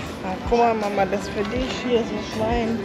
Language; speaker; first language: German; native; German